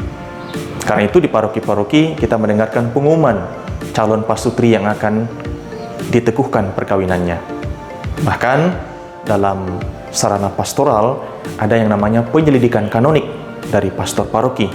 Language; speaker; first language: Indonesian; native; Indonesian